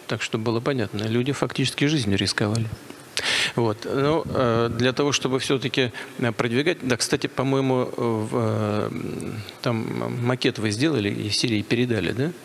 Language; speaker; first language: Russian; native; Russian